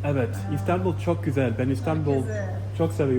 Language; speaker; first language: Turkish; non-native, learner; English